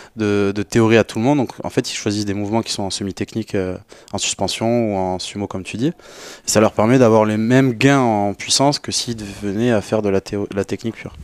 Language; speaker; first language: French; native; French